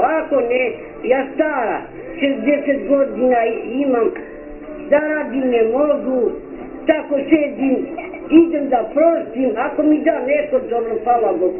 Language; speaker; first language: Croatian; non-native, local second language; Romany